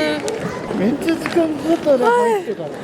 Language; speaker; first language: Japanese; native; Japanese